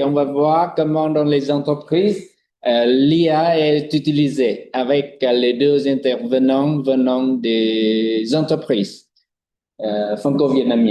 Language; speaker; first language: French; non-native, fluent; Vietnamese